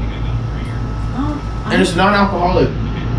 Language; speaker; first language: English; non-native, fluent; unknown